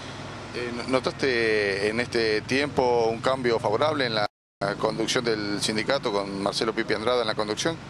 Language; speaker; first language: Spanish; native; Spanish